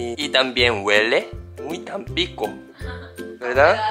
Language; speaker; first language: Spanish; non-native, learner; Japanese